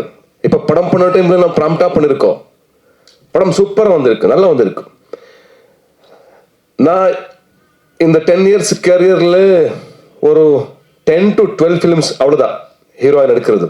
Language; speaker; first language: Tamil; non-native, learner; Kannada